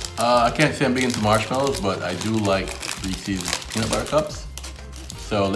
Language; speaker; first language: English; native; English